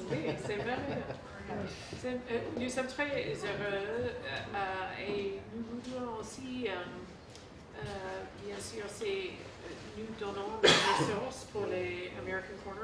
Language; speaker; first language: French; non-native, fluent; English